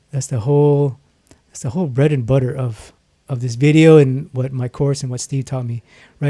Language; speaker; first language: English; native; English